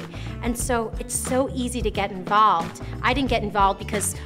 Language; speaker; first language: English; native; English